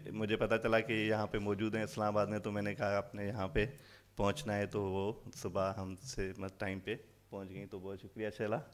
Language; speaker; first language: Urdu; non-native, local second language; Sindhi